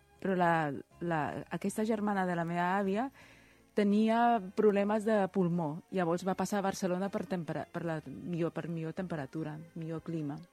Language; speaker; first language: Catalan; early bilingual, other home language; Chinese